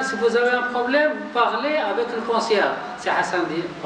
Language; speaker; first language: French; non-native, local second language; Arabic